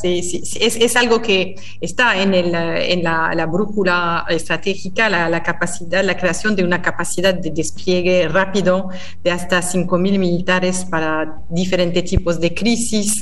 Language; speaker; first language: Spanish; non-native, fluent; French